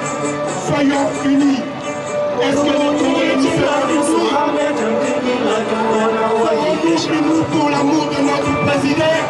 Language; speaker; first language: French; non-native, learner; Tibetan